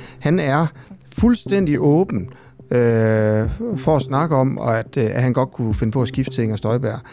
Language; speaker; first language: Danish; native; Danish